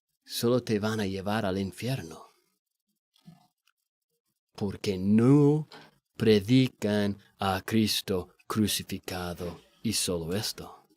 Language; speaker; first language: Spanish; non-native, fluent; English